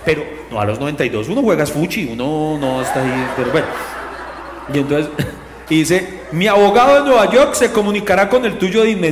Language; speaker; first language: Spanish; native; Spanish